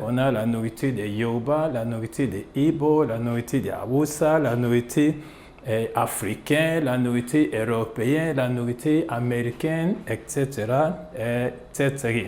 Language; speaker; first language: French; non-native, fluent; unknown